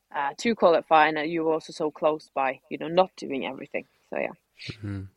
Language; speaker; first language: English; non-native, fluent; Norwegian